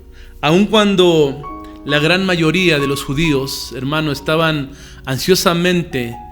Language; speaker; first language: Spanish; native; Spanish